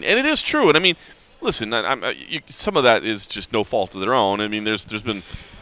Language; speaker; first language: English; native; English